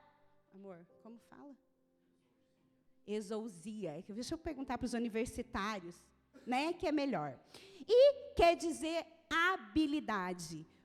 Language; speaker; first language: Portuguese; native; Portuguese